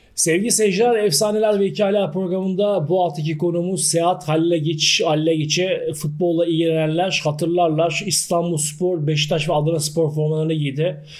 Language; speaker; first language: Turkish; native; Turkish